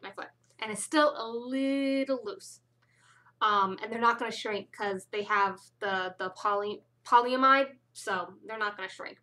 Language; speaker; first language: English; native; English